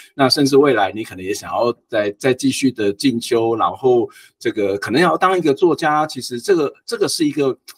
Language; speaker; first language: Chinese; native; Chinese